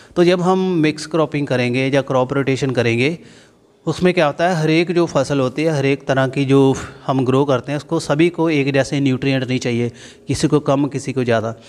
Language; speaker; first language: Hindi; non-native, local second language; Punjabi